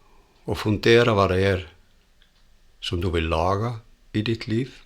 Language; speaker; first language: Swedish; non-native, fluent; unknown